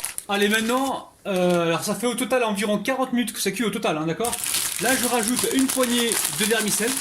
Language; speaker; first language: French; native; French